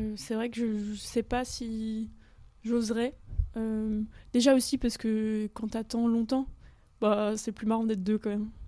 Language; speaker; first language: French; native; French